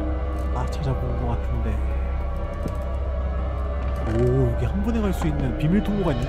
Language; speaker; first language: Korean; native; Korean